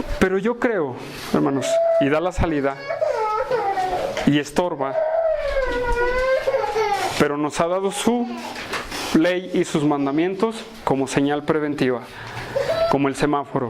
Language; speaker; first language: Spanish; native; Spanish